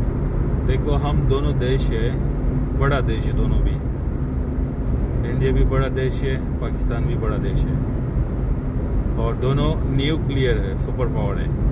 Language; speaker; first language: Hindi; non-native, local second language; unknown